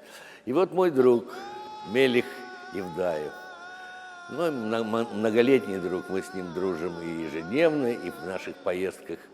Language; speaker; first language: Russian; native; Russian